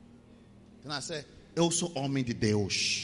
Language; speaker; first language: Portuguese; non-native, learner; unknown